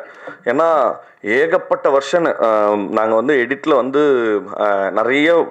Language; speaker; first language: Tamil; native; Tamil